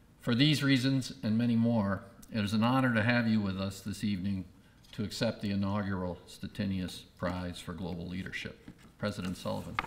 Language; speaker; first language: English; native; English